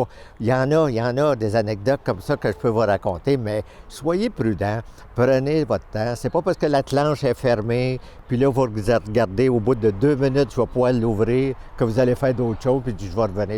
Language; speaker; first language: French; native; French